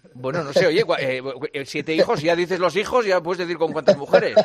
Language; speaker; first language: Spanish; native; Spanish